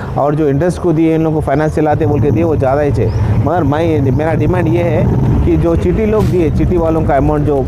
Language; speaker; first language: Hindi; non-native, local second language; Urdu